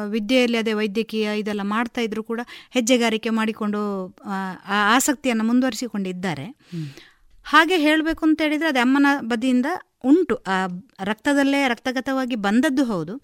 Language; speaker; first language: Kannada; native; Kannada